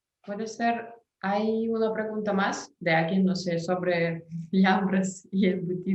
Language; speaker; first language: Spanish; non-native, fluent; Russian